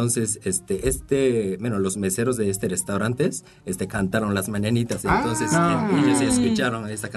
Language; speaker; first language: Spanish; non-native, fluent; Japanese